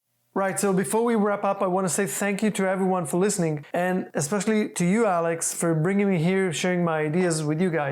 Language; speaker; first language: English; non-native, fluent; Hebrew